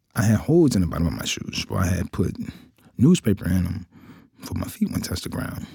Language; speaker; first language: English; native; English